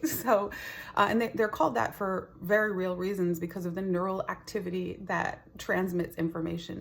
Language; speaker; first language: English; native; English